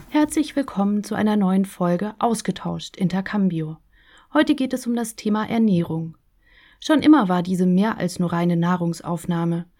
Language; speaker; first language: German; native; German